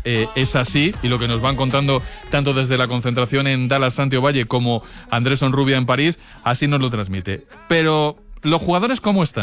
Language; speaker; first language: Spanish; native; Spanish